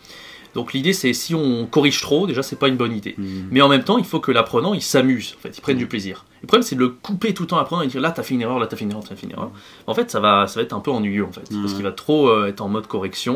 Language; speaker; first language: French; native; French